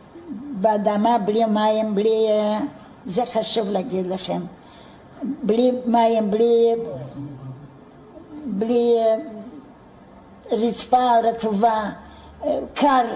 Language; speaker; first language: Hebrew; non-native, fluent; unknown